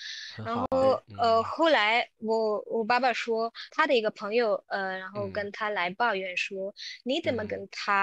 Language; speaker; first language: Chinese; non-native, local second language; Tamil